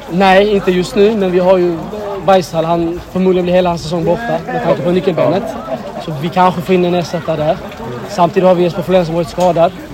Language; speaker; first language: Swedish; early bilingual, other home language; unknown